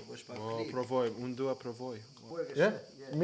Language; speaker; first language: Albanian; non-native, learner; Japanese